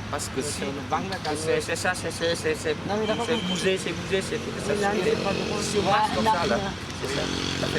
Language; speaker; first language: French; non-native, fluent; Vietnamese